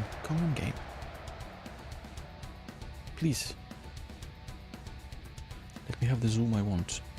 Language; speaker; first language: English; native; English